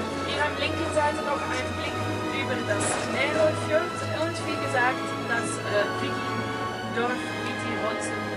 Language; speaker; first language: German; non-native, fluent; Norwegian